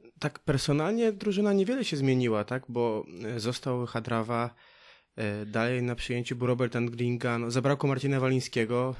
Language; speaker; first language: Polish; native; Polish